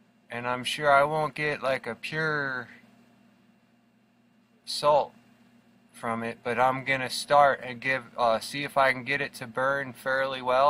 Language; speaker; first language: English; native; English